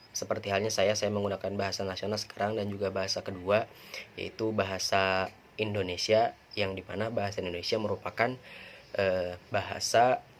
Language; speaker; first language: Indonesian; non-native, local second language; Sundanese